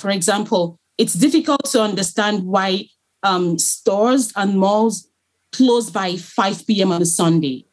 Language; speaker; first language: English; non-native, local second language; Igbo